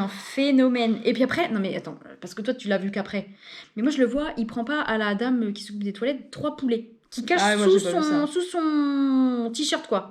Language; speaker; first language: French; native; French